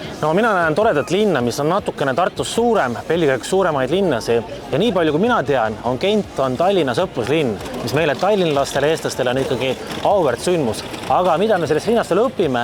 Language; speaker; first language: Estonian; native; Estonian